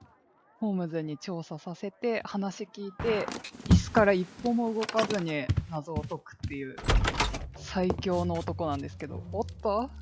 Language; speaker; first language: Japanese; native; Japanese